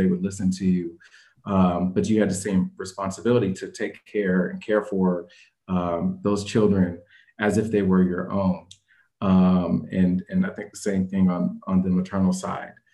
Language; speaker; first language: English; native; English